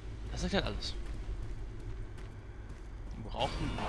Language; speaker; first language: German; native; German